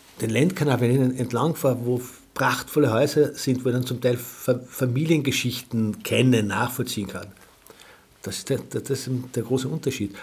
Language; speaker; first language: German; native; German